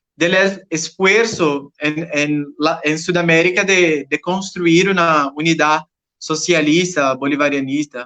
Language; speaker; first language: Spanish; non-native, learner; Portuguese